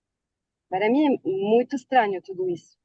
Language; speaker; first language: Portuguese; non-native, learner; Arabic